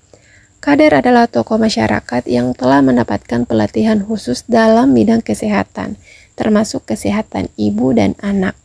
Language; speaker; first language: Indonesian; native; Indonesian